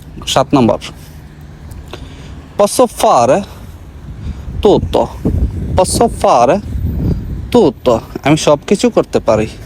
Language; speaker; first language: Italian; non-native, learner; Bangla